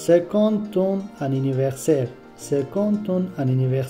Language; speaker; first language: French; non-native, learner; Pashto